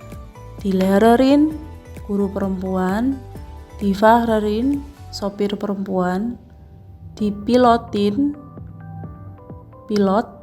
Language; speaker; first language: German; non-native, fluent; Indonesian